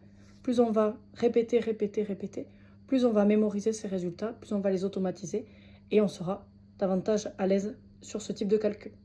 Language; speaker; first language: French; native; French